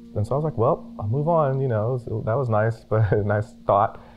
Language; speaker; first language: English; native; English